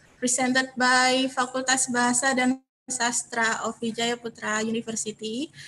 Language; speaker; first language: English; non-native, fluent; Indonesian